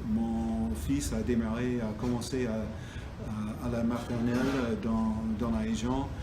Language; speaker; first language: French; non-native, fluent; English